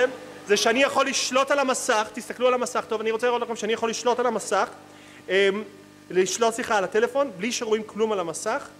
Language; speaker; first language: Hebrew; native; Hebrew